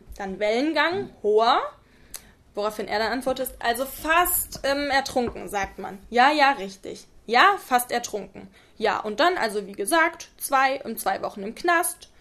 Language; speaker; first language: German; native; German